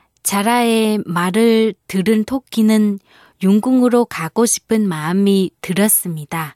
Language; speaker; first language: Korean; non-native, fluent; Vietnamese